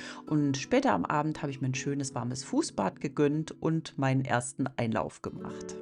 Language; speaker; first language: German; native; German